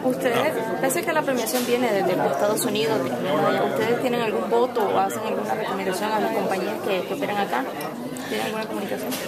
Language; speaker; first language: Spanish; native; Spanish